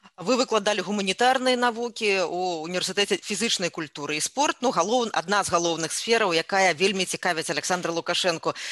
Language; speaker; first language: Belarusian; native; Belarusian